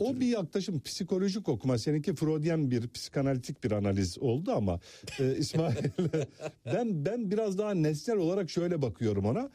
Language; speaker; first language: Turkish; native; Turkish